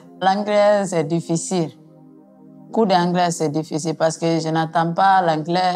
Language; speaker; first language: French; non-native, local second language; Mandingo